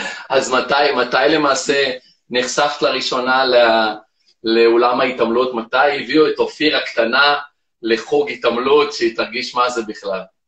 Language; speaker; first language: Hebrew; native; Hebrew